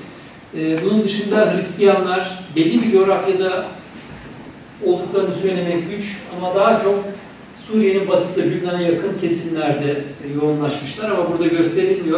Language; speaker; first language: Turkish; native; Turkish